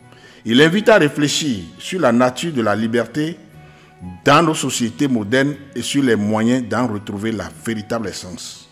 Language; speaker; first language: French; non-native, local second language; Ewe